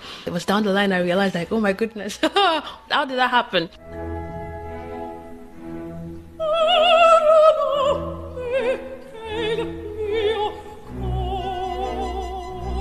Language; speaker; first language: English; non-native, local second language; Yoruba